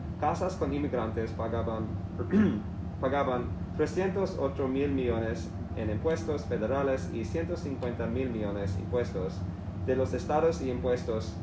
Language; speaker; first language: Spanish; non-native, learner; English